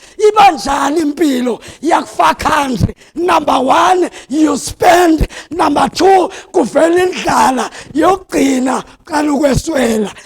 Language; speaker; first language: Zulu; non-native, local second language; South Ndebele